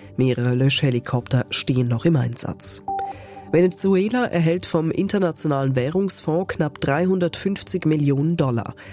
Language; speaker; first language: German; native; German